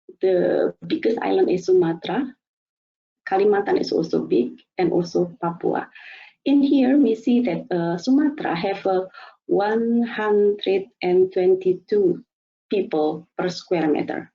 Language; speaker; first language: English; non-native, fluent; Indonesian